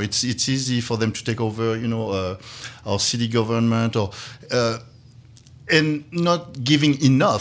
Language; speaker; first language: English; non-native, fluent; French